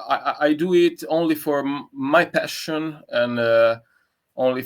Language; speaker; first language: English; non-native, learner; Italian